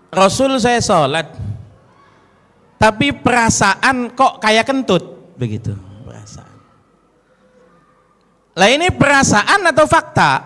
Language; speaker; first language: Indonesian; native; Indonesian